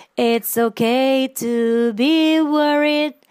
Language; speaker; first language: English; non-native, fluent; Portuguese